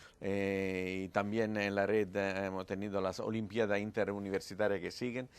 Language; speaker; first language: Spanish; non-native, fluent; Italian